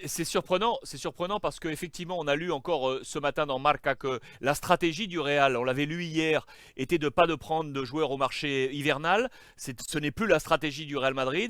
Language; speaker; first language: French; native; French